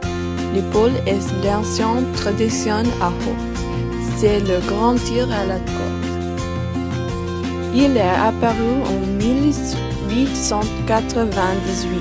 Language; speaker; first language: French; non-native, learner; English